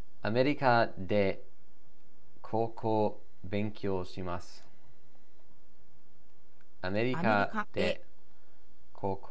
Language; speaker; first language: Japanese; non-native, learner; English